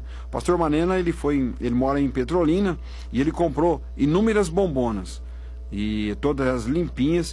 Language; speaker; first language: Portuguese; native; Portuguese